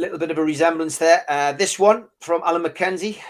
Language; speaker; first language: English; native; English